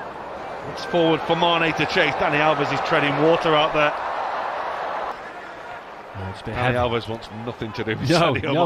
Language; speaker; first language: English; native; English